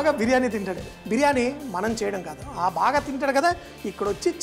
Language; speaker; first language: Telugu; native; Telugu